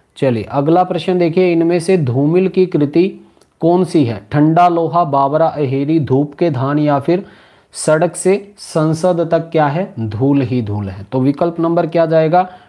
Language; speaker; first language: Hindi; native; Hindi